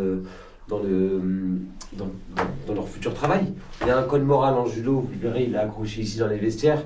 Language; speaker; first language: French; native; French